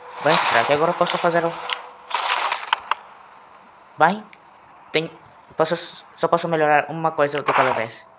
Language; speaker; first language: Portuguese; non-native, learner; Spanish